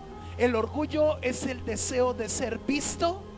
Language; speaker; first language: Spanish; native; Spanish